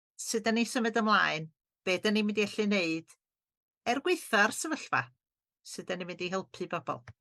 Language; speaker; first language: Welsh; native; Welsh